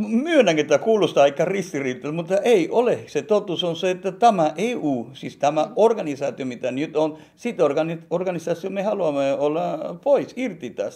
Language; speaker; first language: Finnish; non-native, fluent; Spanish